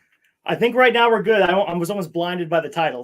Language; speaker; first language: English; native; English